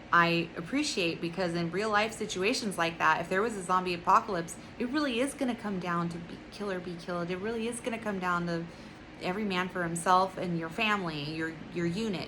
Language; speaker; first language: English; native; English